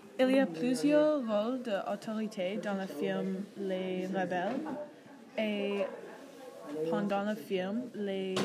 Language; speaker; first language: French; non-native, learner; English